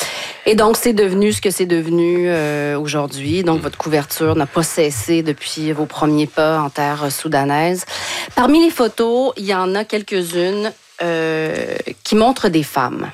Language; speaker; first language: French; native; French